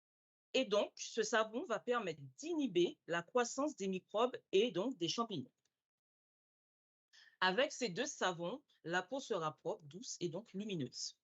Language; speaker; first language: French; native; French